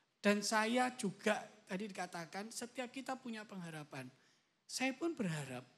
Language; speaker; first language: Indonesian; native; Indonesian